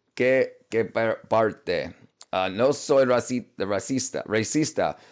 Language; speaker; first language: Spanish; non-native, learner; English